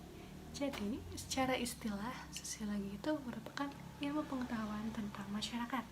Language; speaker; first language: Indonesian; native; Indonesian